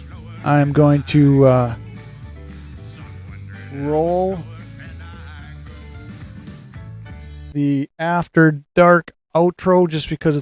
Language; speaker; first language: English; native; English